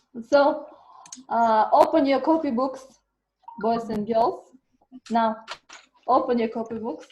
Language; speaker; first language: English; non-native, learner; Kazakh